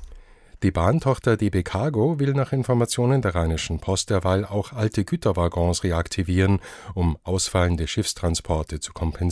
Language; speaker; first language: German; native; German